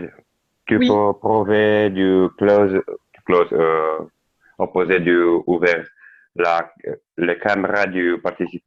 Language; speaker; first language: French; non-native, learner; Italian